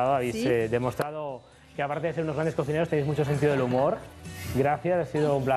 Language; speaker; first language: Italian; non-native, learner; Spanish